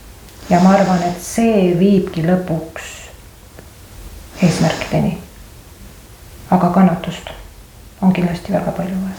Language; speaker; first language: Estonian; native; Estonian